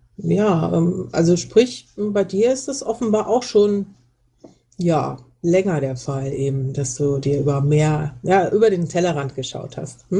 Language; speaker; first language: German; native; German